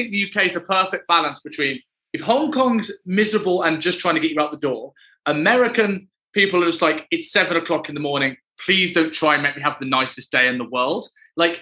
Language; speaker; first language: English; native; English